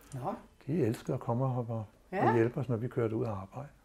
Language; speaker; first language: Danish; native; Danish